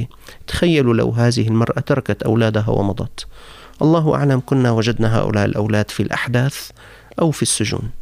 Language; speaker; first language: Arabic; native; Arabic